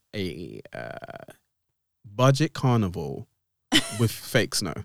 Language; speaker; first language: English; native; English